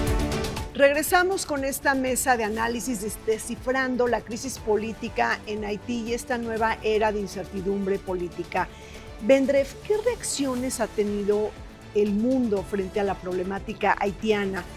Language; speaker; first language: Spanish; native; Spanish